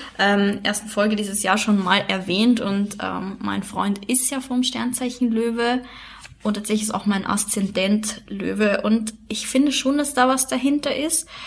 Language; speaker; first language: German; native; German